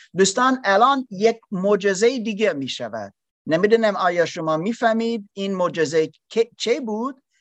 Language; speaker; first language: Persian; non-native, learner; German